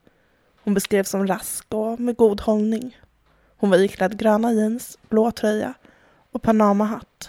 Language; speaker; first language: Swedish; native; Swedish